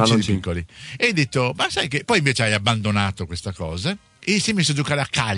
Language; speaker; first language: Italian; native; Italian